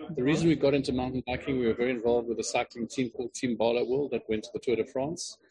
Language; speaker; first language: English; native; English